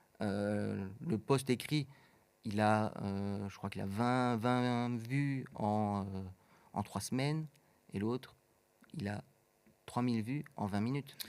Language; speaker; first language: French; native; French